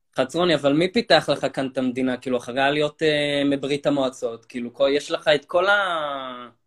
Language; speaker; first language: Hebrew; early bilingual, other home language; Russian